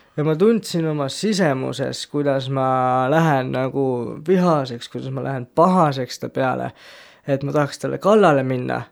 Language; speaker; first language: Estonian; native; Estonian